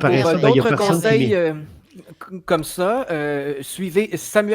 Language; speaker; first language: French; native; French